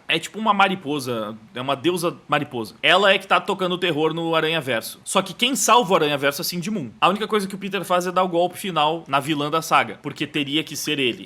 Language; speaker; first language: Portuguese; native; Portuguese